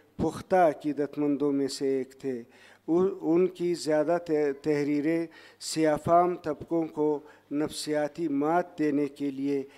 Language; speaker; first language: Urdu; non-native, local second language; Pashto